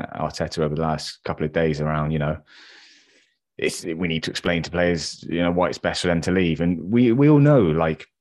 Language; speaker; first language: English; native; English